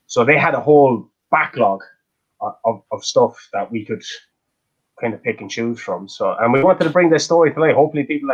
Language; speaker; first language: English; native; English